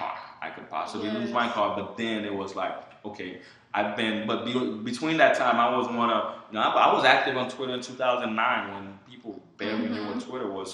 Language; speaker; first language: English; early bilingual, other home language; Haitian Creole